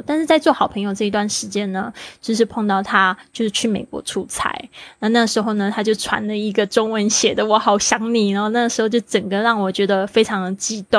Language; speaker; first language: Chinese; native; Chinese